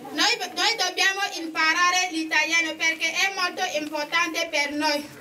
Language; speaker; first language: Italian; non-native, learner; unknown